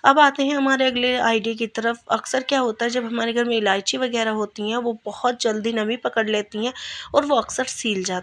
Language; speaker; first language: Hindi; native; Hindi